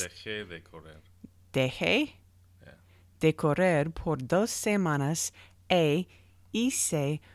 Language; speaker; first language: Spanish; non-native, learner; English